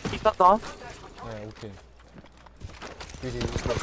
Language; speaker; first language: Korean; native; Korean